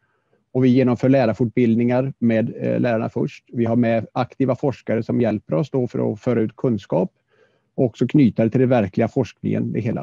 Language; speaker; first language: Swedish; native; Swedish